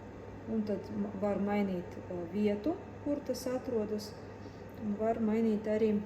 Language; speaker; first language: Latvian; native; Latvian